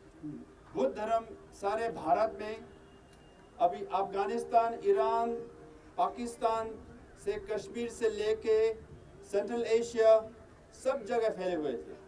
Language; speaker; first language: Hindi; non-native, learner; Tibetan